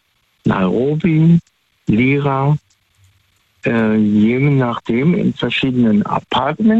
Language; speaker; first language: German; native; German